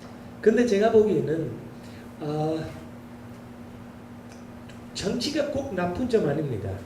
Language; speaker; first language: Korean; non-native, learner; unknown